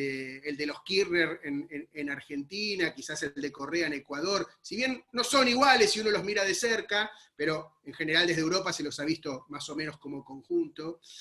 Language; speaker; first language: Spanish; native; Spanish